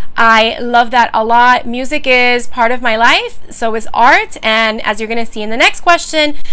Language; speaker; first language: English; early bilingual, other home language; Spanish